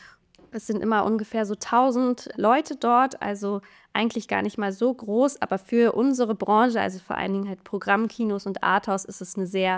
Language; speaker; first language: German; native; German